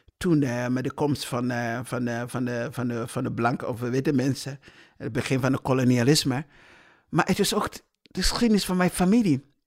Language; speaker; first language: Dutch; non-native, fluent; English